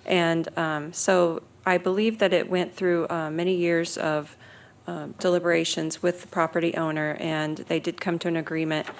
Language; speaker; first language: English; native; English